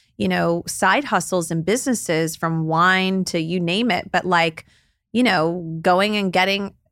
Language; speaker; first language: English; native; English